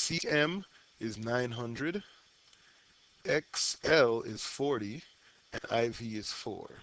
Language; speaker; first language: English; native; English